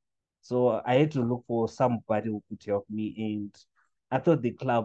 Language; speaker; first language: English; non-native, local second language; Shona